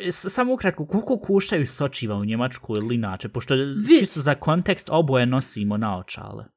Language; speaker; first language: Bosnian; early bilingual, heritage; Bosnian